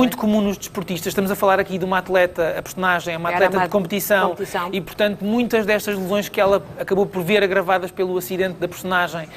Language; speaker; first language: Portuguese; native; Portuguese